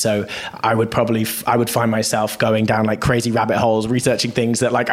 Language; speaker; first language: English; native; English